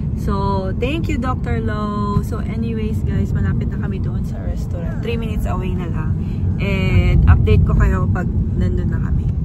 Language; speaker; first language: Filipino; non-native, local second language; Cebuano